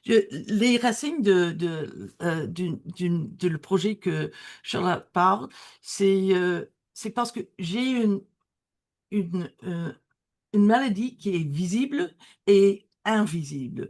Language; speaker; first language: French; non-native, learner; English